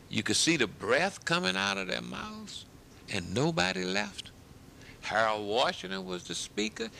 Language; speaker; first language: English; native; English